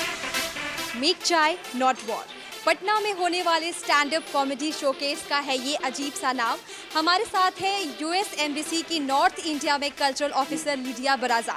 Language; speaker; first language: Hindi; native; Hindi